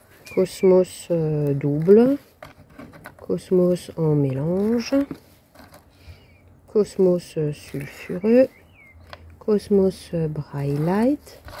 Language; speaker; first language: French; native; French